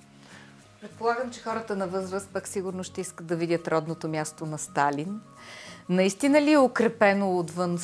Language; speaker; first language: Bulgarian; native; Bulgarian